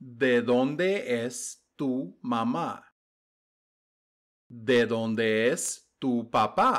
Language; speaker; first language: Spanish; non-native, fluent; English